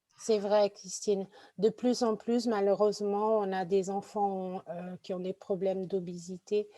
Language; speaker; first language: French; non-native, fluent; Portuguese